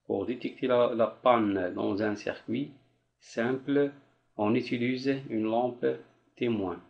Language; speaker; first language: French; non-native, local second language; Arabic